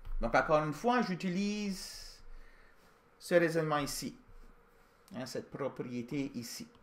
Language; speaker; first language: French; native; French